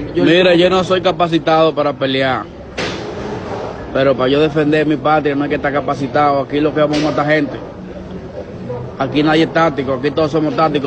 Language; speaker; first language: Spanish; native; Spanish